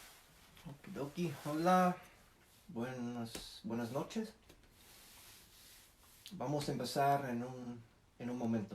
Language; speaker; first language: Spanish; non-native, fluent; English